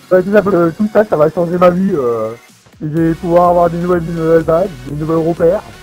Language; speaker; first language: French; native; French